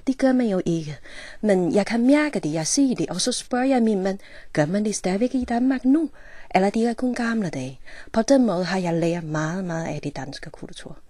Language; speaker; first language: Danish; non-native, fluent; Chinese